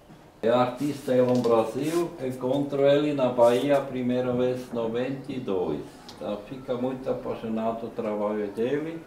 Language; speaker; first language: Portuguese; non-native, learner; German